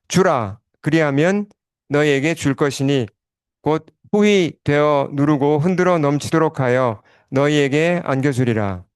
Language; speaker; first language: Korean; native; Korean